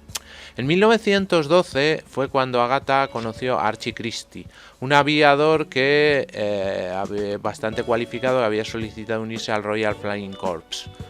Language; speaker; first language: Spanish; native; Spanish